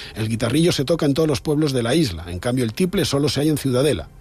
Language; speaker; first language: Spanish; non-native, local second language; Catalan